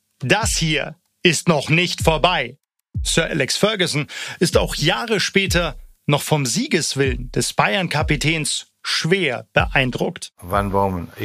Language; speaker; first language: German; native; German